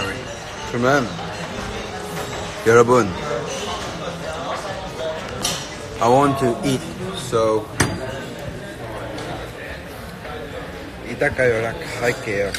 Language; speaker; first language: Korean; non-native, learner; Cantonese